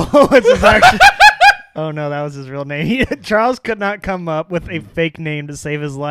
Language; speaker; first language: English; native; English